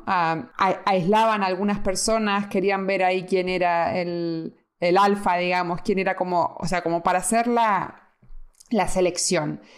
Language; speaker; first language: Spanish; native; Spanish